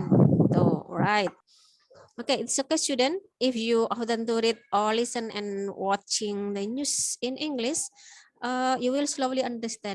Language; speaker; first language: English; non-native, learner; Indonesian